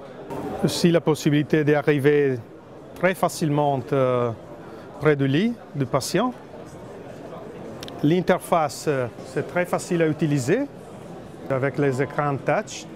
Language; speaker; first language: French; non-native, fluent; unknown